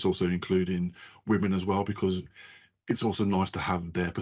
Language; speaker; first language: English; native; English